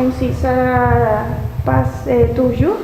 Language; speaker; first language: French; non-native, learner; Spanish